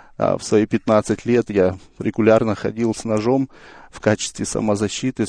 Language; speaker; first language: Russian; native; Russian